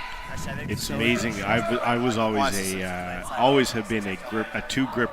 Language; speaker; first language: English; native; English